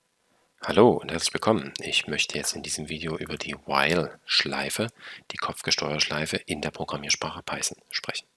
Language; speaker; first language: German; native; German